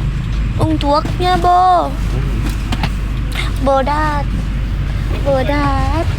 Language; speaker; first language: Vietnamese; non-native, learner; Indonesian